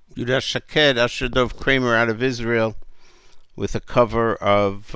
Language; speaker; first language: English; native; English